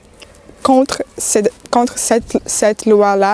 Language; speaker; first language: French; non-native, fluent; Portuguese